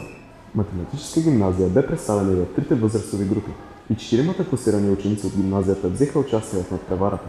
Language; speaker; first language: Bulgarian; native; Bulgarian